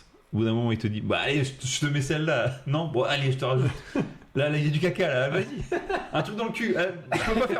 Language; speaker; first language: French; native; French